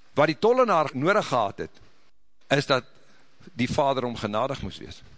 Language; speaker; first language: Afrikaans; native; Afrikaans